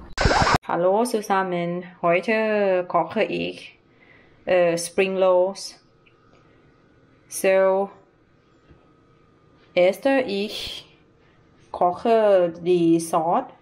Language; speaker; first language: German; non-native, learner; Thai